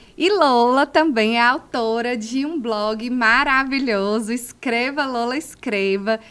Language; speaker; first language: Portuguese; native; Portuguese